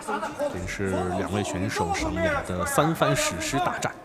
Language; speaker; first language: Chinese; native; Chinese